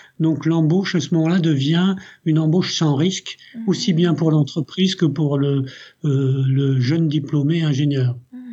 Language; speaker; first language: French; early bilingual, other home language; Italian